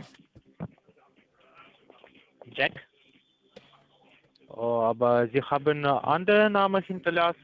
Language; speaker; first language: German; non-native, learner; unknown